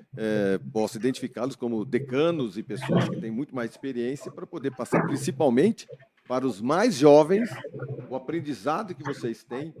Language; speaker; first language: Portuguese; native; Portuguese